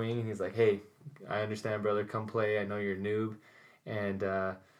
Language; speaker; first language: English; native; English